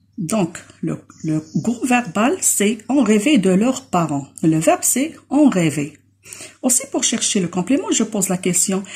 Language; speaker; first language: French; non-native, local second language; Arabic